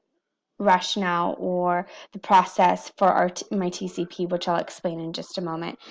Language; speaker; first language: English; native; English